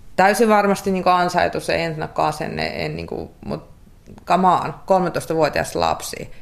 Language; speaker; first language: Finnish; early bilingual, other home language; Russian